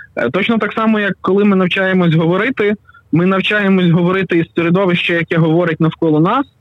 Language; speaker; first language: Ukrainian; native; Ukrainian